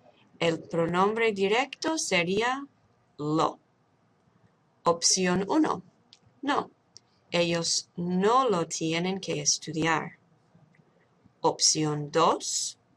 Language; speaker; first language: Spanish; non-native, fluent; English